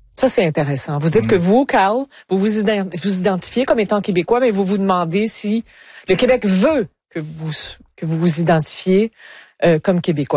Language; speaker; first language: French; native; French